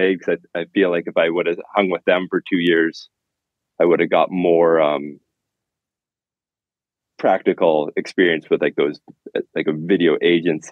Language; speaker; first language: English; native; English